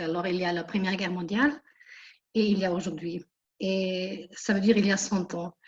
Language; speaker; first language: French; non-native, fluent; German